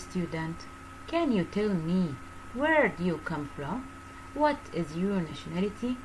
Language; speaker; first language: English; non-native, fluent; Arabic